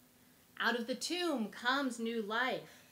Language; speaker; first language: English; native; English